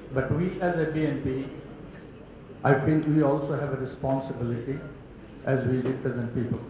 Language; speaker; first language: English; non-native, local second language; Bangla